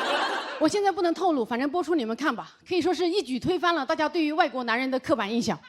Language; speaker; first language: Chinese; native; Chinese